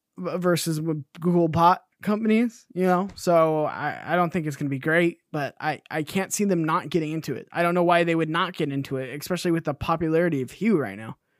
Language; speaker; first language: English; native; English